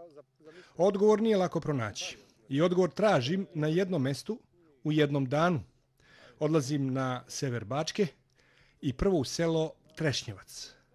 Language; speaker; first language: Bosnian; native; Bosnian